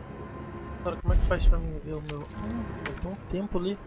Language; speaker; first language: Portuguese; native; Portuguese